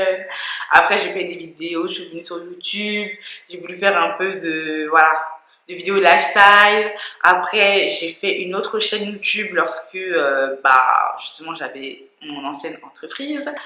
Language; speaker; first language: French; native; French